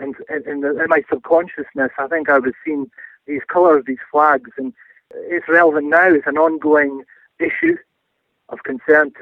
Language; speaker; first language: English; native; English